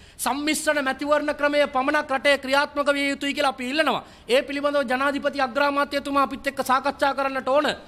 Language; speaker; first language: Sinhala; non-native, local second language; Tamil